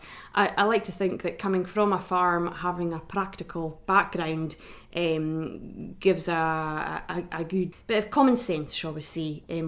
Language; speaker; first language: English; native; English